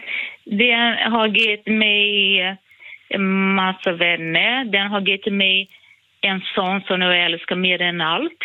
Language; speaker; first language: Swedish; non-native, fluent; Portuguese